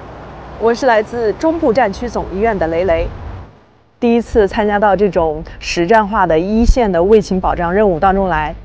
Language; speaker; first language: Chinese; native; Chinese